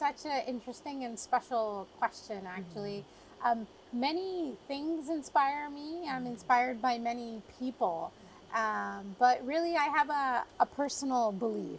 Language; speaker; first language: English; native; English